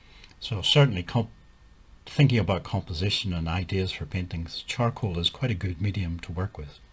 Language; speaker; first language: English; native; English